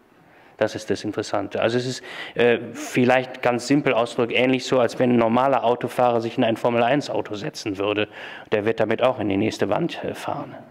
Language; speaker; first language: German; native; German